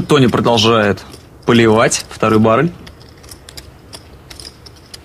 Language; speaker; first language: Russian; native; Russian